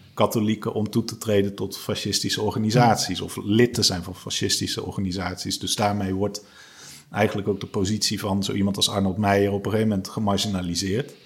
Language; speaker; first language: Dutch; native; Dutch